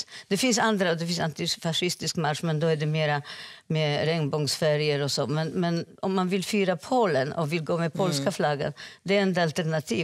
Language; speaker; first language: Swedish; non-native, fluent; Polish